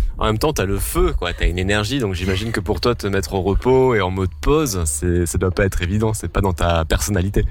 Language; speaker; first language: French; native; French